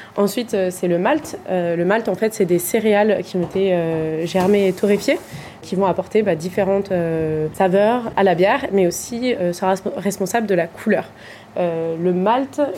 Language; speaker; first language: French; native; French